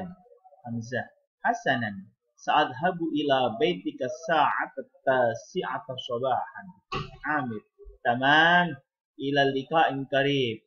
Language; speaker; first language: Arabic; non-native, fluent; Indonesian